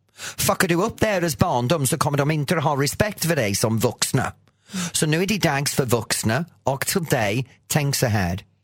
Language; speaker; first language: Swedish; non-native, fluent; English